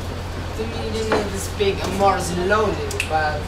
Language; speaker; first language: English; non-native, learner; Spanish